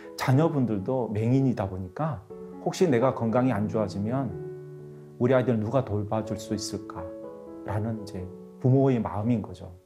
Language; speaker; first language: Korean; native; Korean